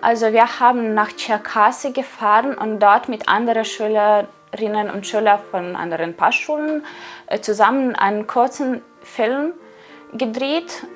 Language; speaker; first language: German; non-native, fluent; Ukrainian